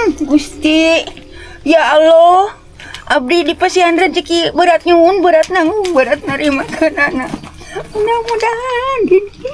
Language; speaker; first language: Indonesian; non-native, local second language; Sundanese